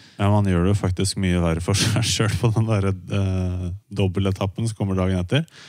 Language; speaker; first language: Norwegian; native; Norwegian